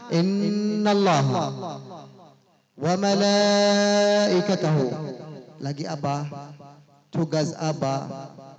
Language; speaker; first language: Indonesian; non-native, fluent; Arabic